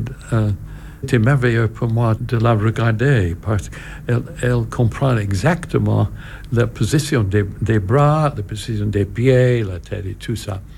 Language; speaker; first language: French; non-native, learner; English